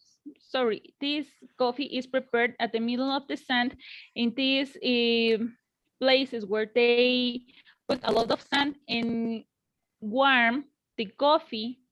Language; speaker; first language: English; non-native, learner; Spanish